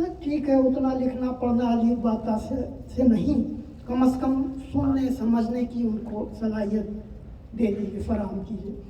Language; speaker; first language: Urdu; native; Urdu